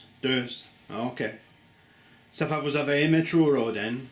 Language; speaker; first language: French; native; French